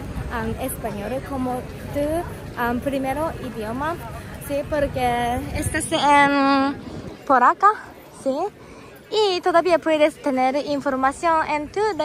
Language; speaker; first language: Spanish; non-native, fluent; Japanese